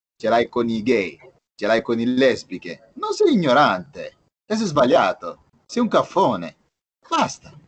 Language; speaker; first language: Italian; non-native, fluent; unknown